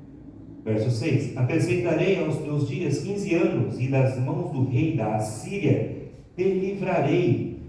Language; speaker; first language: Portuguese; native; Portuguese